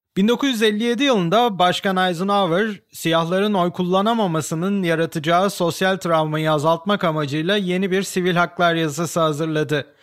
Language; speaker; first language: Turkish; native; Turkish